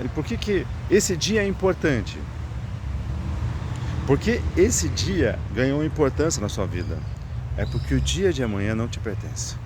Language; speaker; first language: Portuguese; native; Portuguese